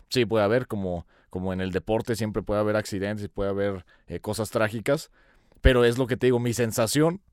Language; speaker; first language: Spanish; native; Spanish